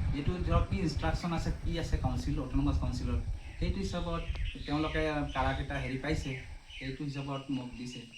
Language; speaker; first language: Assamese; non-native, local second language; Bangla